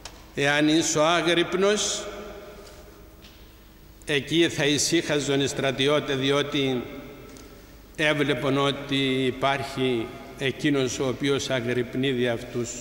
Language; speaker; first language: Greek; native; Greek